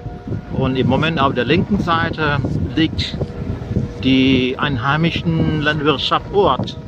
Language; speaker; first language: German; non-native, learner; Indonesian